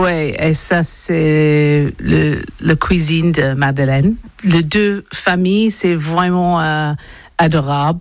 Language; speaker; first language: French; non-native, learner; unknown